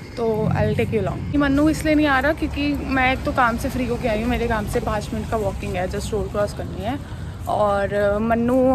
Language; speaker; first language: Hindi; non-native, local second language; Punjabi